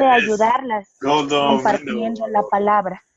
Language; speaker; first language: Spanish; native; Spanish